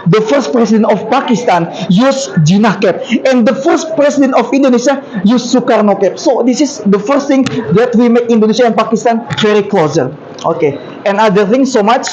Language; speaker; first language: English; non-native, learner; Indonesian